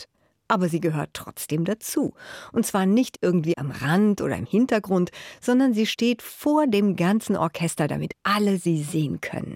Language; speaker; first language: German; native; German